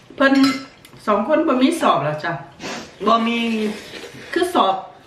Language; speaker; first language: Thai; native; Thai